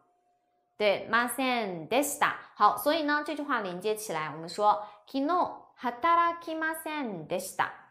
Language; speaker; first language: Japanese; non-native, fluent; Chinese